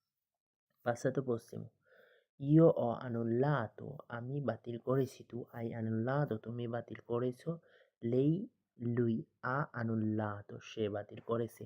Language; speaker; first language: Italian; non-native, learner; Bangla